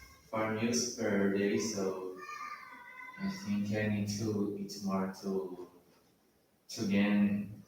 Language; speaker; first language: English; non-native, learner; Portuguese